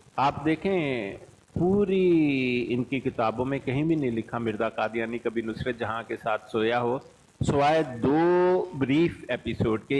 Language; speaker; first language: Urdu; non-native, local second language; Punjabi